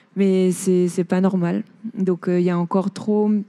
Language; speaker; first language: French; native; French